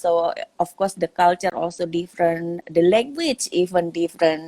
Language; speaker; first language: English; non-native, local second language; Indonesian